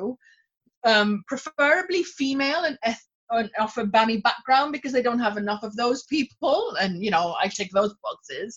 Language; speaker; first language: English; non-native, local second language; Swahili